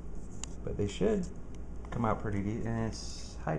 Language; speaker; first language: English; native; English